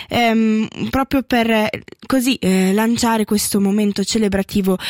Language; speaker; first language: Italian; native; Italian